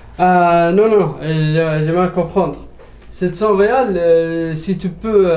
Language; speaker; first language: French; non-native, learner; Arabic